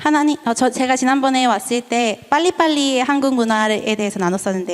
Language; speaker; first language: Korean; native; Korean